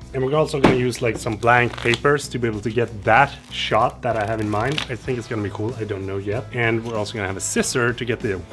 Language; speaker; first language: English; non-native, fluent; Swedish